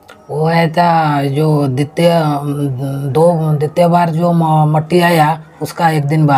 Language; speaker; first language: Hindi; non-native, local second language; Odia